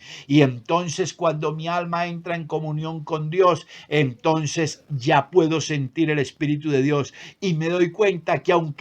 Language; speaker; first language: Spanish; native; Spanish